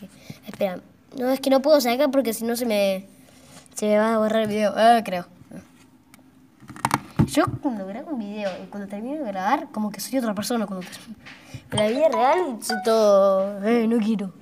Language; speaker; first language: Spanish; native; Spanish